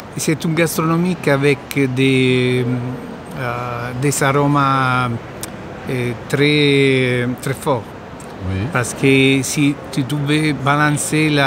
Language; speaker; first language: French; non-native, learner; Italian